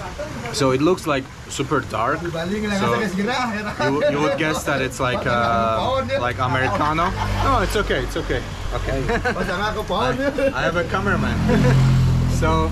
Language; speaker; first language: English; non-native, fluent; Azerbaijani